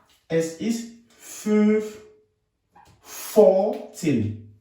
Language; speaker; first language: German; non-native, fluent; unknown